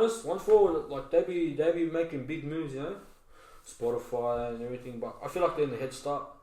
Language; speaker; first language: English; native; English